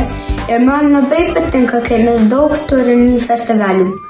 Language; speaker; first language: Lithuanian; early bilingual, heritage; Lithuanian